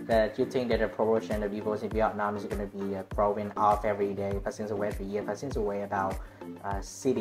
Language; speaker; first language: English; non-native, learner; Vietnamese